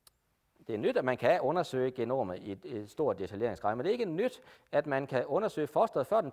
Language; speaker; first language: Danish; native; Danish